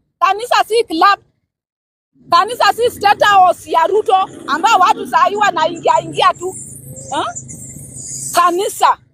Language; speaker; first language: Swahili; non-native, local second language; Luo (Kenya and Tanzania)